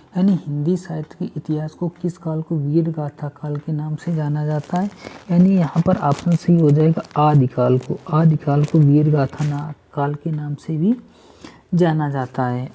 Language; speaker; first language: Hindi; native; Hindi